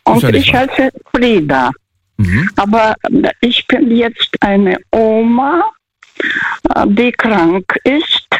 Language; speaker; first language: German; early bilingual, heritage; Russian